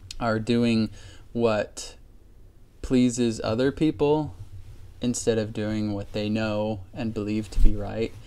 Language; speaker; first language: English; native; English